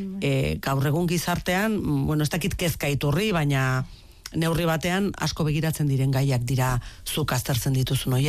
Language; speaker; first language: Basque; native; Basque